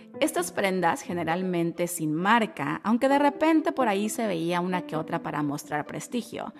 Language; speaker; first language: Spanish; native; Spanish